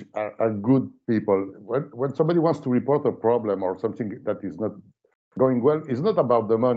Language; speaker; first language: English; non-native, fluent; French